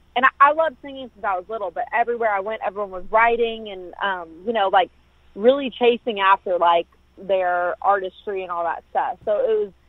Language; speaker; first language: English; native; English